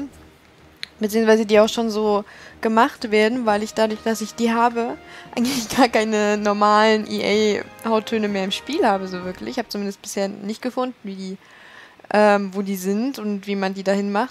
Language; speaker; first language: German; native; German